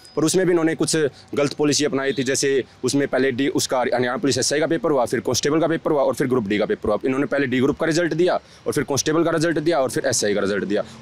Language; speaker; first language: Hindi; native; Hindi